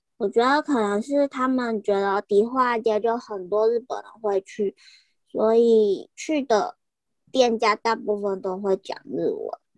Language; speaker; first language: Chinese; native; Chinese